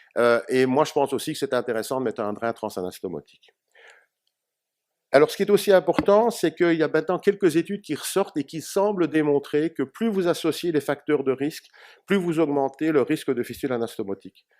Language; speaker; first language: French; native; French